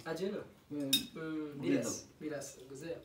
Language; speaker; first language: Turkish; non-native, learner; Indonesian